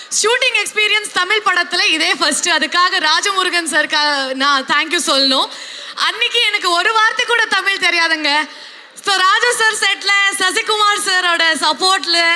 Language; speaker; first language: Tamil; non-native, learner; Kannada